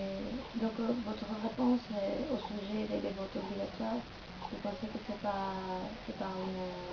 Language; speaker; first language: French; non-native, learner; Spanish